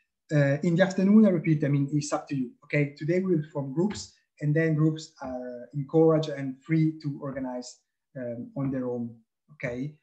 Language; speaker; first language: English; non-native, fluent; Italian